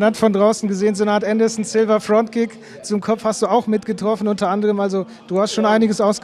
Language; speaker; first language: German; native; German